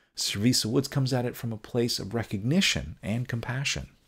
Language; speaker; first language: English; native; English